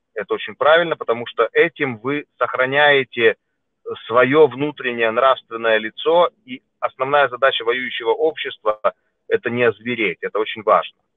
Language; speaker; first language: Russian; native; Russian